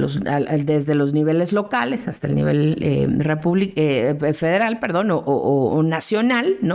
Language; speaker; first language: Spanish; native; Spanish